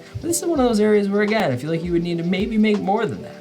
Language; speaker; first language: English; native; English